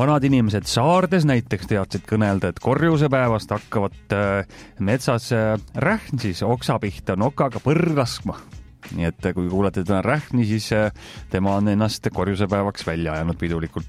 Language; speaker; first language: Estonian; native; Estonian